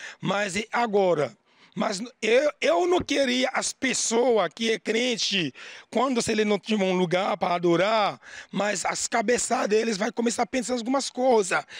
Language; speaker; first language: Portuguese; non-native, learner; Haitian Creole